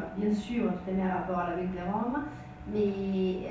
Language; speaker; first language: French; non-native, fluent; Italian